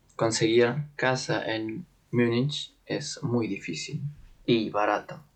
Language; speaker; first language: Spanish; native; Spanish